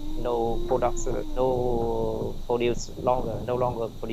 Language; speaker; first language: English; non-native, learner; Vietnamese